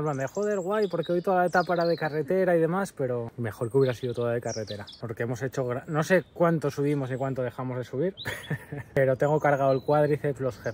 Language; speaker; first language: Spanish; native; Spanish